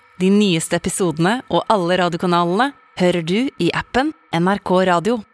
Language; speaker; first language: Norwegian; native; Norwegian